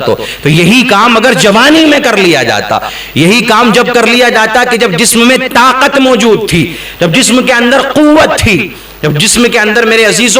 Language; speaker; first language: Urdu; native; Urdu